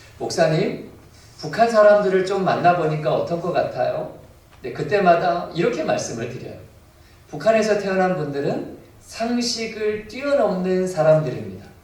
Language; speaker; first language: Korean; native; Korean